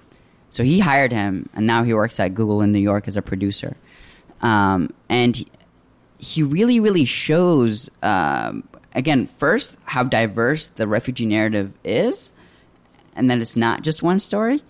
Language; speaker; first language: English; early bilingual, other home language; Arabic